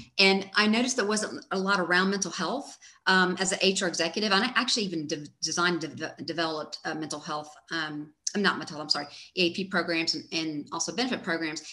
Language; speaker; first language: English; native; English